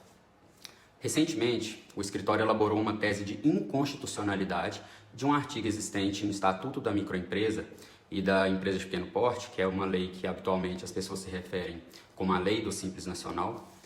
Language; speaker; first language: Portuguese; native; Portuguese